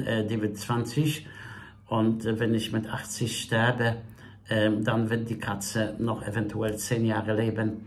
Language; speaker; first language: German; non-native, fluent; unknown